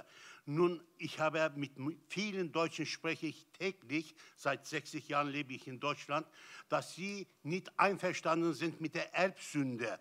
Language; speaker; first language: German; non-native, learner; Turkish